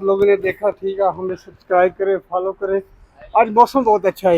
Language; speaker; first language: Hindi; non-native, local second language; Punjabi